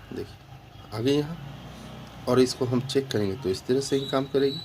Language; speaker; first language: Hindi; native; Hindi